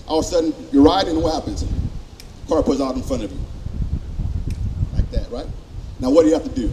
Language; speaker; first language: English; native; English